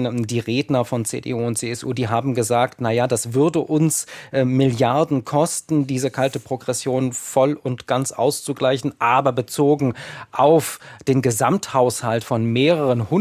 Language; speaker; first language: German; native; German